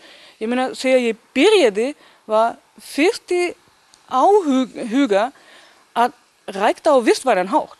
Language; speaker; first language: Icelandic; non-native, learner; Danish